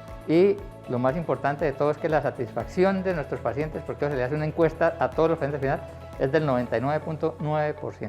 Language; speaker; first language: Spanish; native; Spanish